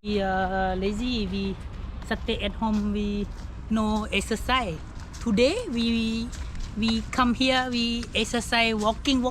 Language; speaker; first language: English; non-native, learner; Hmong